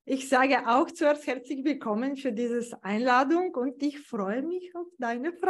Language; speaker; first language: German; non-native, fluent; Bulgarian